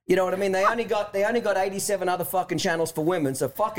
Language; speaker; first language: English; native; English